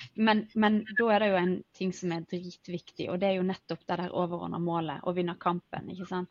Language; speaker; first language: Norwegian; native; Norwegian